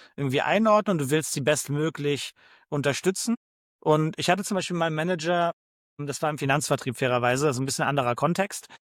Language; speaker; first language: German; native; German